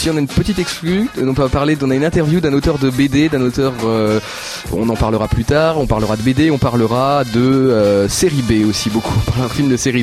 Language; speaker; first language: French; native; French